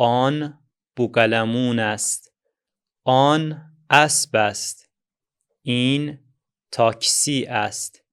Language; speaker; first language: Persian; non-native, fluent; Azerbaijani